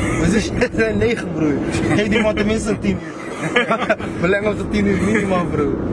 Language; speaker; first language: Dutch; early bilingual, other home language; Papiamento